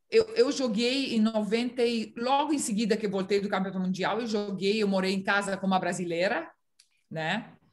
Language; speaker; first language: Portuguese; non-native, fluent; Romanian